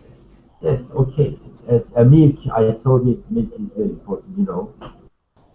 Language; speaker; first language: English; non-native, learner; Turkish